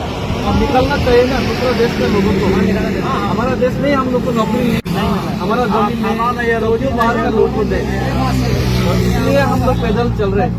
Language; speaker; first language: Hindi; non-native, local second language; Kok Borok